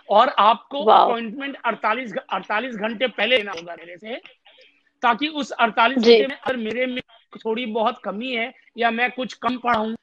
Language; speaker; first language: Hindi; native; Hindi